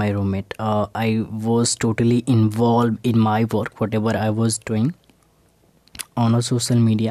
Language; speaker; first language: English; non-native, local second language; Hindi